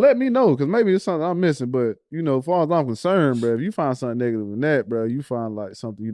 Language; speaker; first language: English; native; English